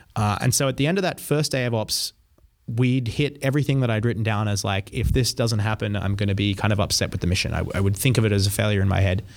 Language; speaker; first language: English; native; English